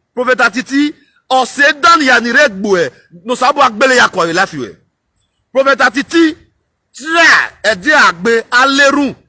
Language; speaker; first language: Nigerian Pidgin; non-native, local second language; Bini